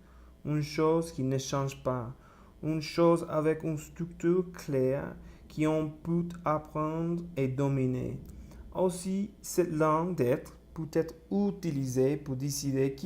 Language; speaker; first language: French; non-native, learner; Spanish